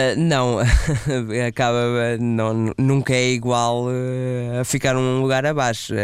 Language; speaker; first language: Portuguese; native; Portuguese